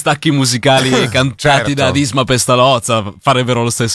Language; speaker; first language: Italian; native; Italian